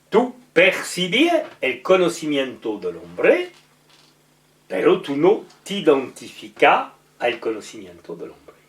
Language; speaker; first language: Spanish; non-native, learner; French